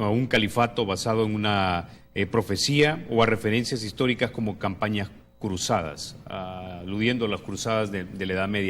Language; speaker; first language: Spanish; native; Spanish